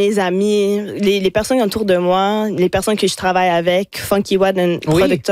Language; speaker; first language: French; non-native, fluent; English